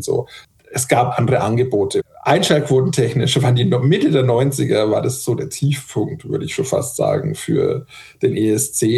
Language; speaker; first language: German; native; German